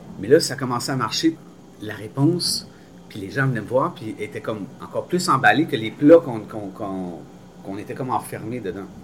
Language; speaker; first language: French; native; French